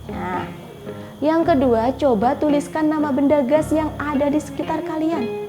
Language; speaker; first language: Indonesian; native; Indonesian